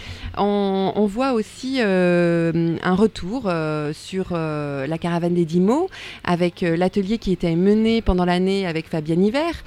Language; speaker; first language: French; native; French